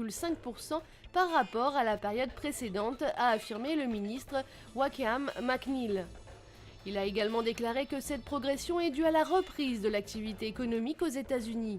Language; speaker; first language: French; native; French